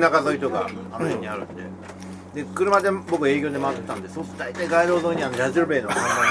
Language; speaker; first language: Japanese; native; Japanese